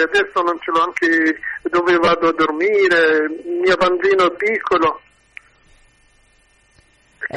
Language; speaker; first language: Italian; non-native, learner; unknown